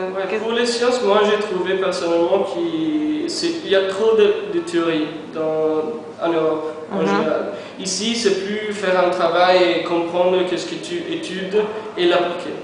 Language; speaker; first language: French; non-native, fluent; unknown